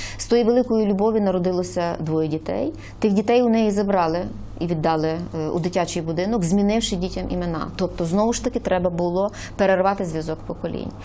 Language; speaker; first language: Ukrainian; native; Ukrainian